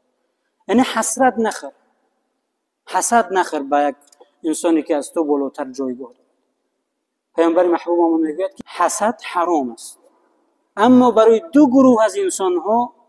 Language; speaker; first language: Persian; native; Persian